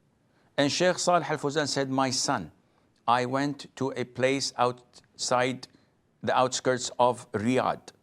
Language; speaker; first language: English; non-native, fluent; Arabic